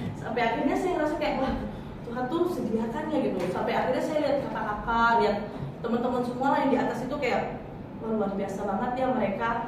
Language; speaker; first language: Indonesian; native; Indonesian